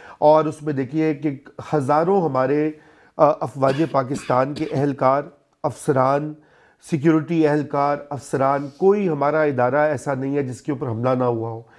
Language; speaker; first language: Urdu; non-native, local second language; Punjabi